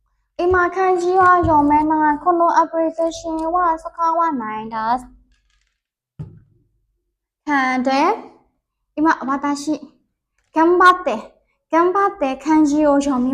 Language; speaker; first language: Japanese; non-native, learner; Burmese